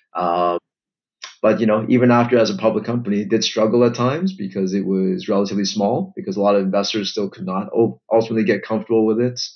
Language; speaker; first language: English; native; English